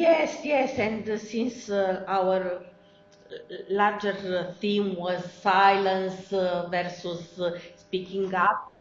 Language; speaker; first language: English; non-native, fluent; Romanian